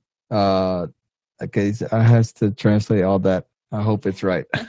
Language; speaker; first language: English; early bilingual, other home language; Spanish